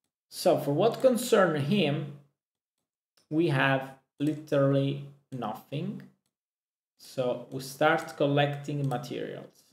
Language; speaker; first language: English; non-native, fluent; Italian